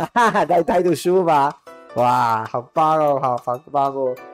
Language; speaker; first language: Chinese; non-native, learner; Spanish